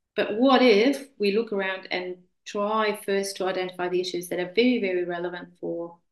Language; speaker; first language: English; non-native, fluent; German